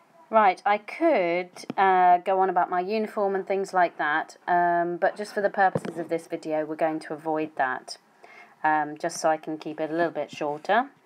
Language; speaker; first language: English; native; English